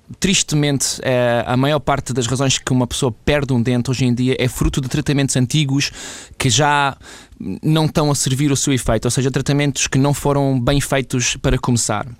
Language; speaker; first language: Portuguese; early bilingual, other home language; English